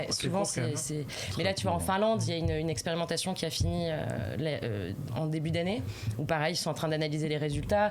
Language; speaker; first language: French; native; French